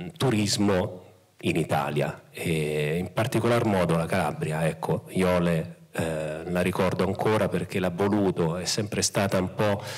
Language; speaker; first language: Italian; native; Italian